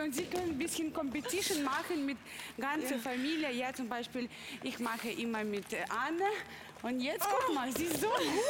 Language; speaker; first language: German; non-native, learner; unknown